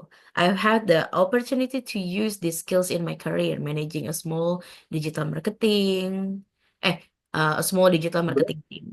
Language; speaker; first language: English; non-native, fluent; Indonesian